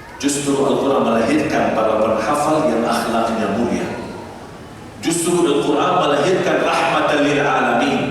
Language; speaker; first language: Indonesian; non-native, fluent; Arabic